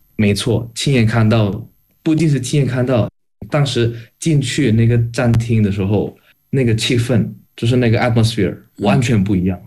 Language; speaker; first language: Chinese; non-native, fluent; Indonesian